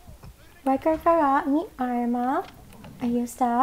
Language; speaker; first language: Spanish; non-native, learner; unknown